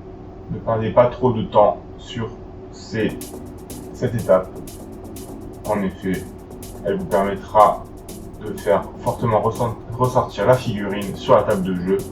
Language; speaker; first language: French; native; French